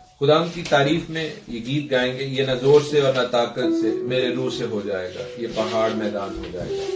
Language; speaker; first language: Urdu; non-native, local second language; Punjabi